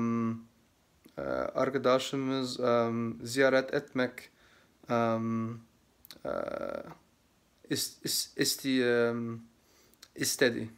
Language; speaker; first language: Turkish; non-native, learner; English